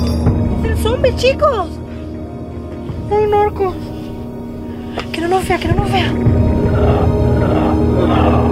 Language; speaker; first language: Spanish; native; Spanish